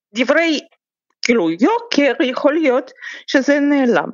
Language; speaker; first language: Hebrew; non-native, fluent; Russian